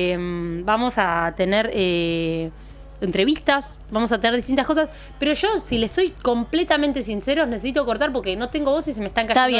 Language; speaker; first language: Spanish; native; Spanish